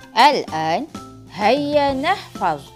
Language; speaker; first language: Arabic; non-native, fluent; Malay